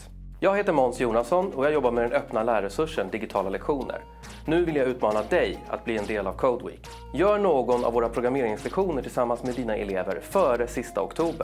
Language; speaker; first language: Swedish; native; Swedish